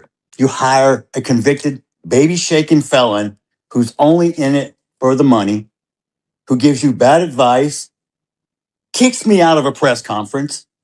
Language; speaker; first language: English; native; English